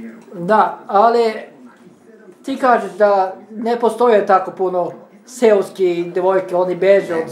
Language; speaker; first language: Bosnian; non-native, learner; Norwegian